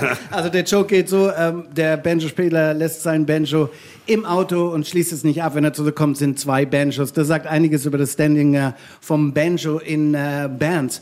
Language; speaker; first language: German; native; German